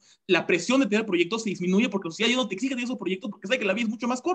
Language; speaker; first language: Spanish; native; Spanish